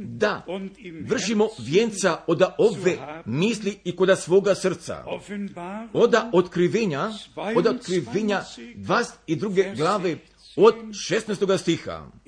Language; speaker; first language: Croatian; early bilingual, heritage; Croatian